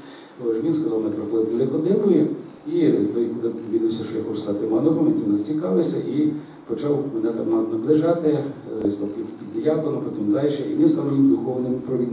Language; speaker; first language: Ukrainian; native; Ukrainian